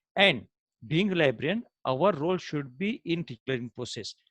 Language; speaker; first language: English; non-native, local second language; Marathi